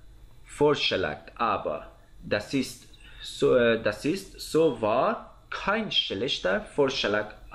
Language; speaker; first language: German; non-native, fluent; Persian